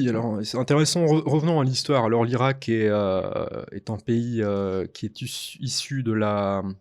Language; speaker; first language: French; native; French